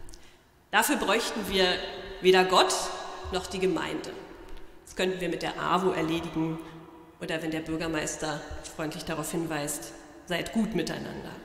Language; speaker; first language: German; native; German